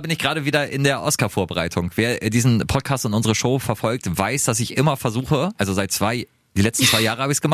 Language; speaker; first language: German; native; German